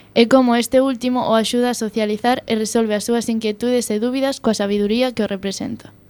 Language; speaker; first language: Galician; non-native, local second language; Spanish